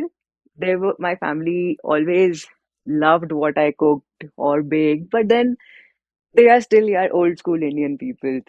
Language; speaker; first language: English; non-native, local second language; Hindi